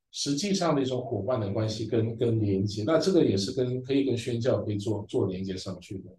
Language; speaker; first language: Chinese; early bilingual, heritage; Chinese